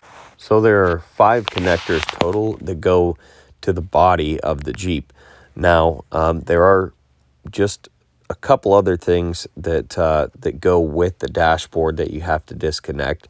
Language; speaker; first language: English; native; English